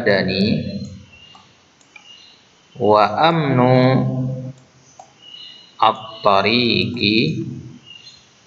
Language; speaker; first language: Arabic; non-native, fluent; Indonesian